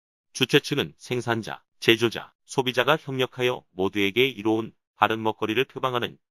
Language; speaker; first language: Korean; native; Korean